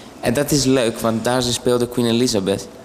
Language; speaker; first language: Dutch; non-native, fluent; Greek